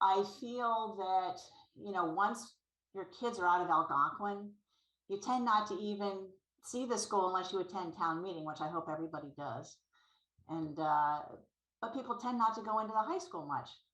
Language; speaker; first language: English; native; English